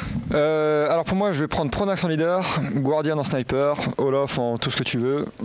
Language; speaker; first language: French; native; French